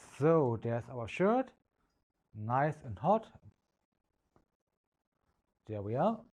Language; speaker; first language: English; non-native, fluent; German